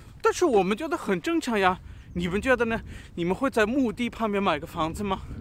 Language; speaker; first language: Chinese; non-native, fluent; German